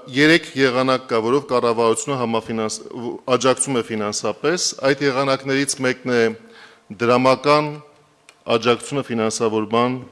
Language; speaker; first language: Armenian; native; Armenian